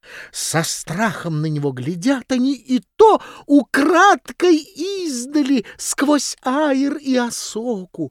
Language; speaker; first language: Russian; native; Russian